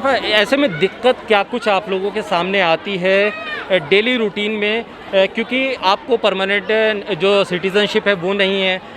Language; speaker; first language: Hindi; native; Hindi